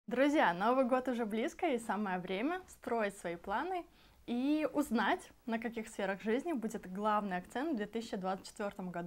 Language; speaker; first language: Russian; native; Russian